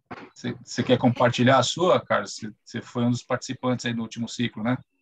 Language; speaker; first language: Portuguese; native; Portuguese